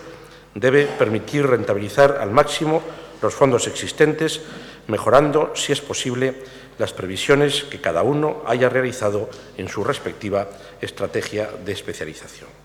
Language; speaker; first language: Spanish; native; Spanish